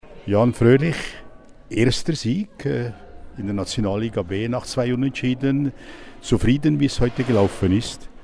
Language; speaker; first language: German; native; German